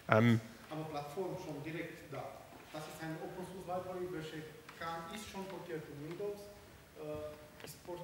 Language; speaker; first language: German; non-native, learner; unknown